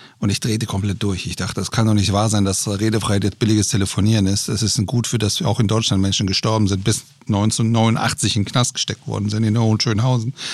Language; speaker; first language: German; early bilingual, other home language; Persian